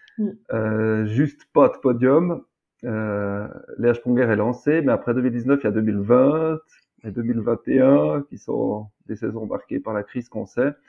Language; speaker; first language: French; native; French